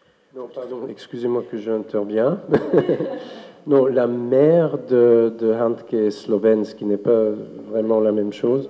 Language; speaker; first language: French; non-native, fluent; German